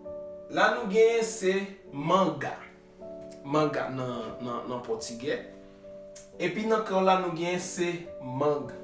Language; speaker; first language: French; non-native, learner; Haitian Creole